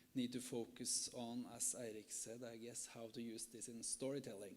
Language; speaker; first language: English; non-native, fluent; Norwegian